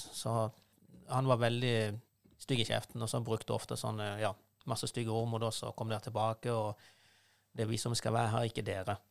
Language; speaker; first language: Norwegian; non-native, fluent; Persian